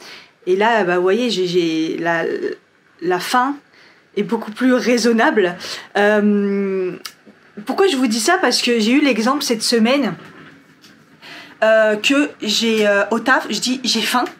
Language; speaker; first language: French; native; French